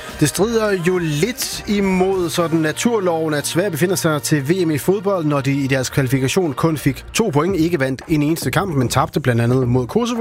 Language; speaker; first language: Danish; native; Danish